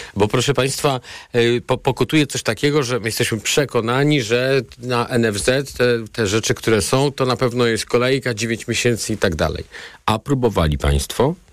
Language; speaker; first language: Polish; native; Polish